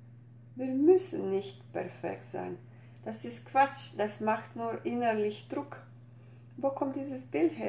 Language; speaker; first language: German; non-native, fluent; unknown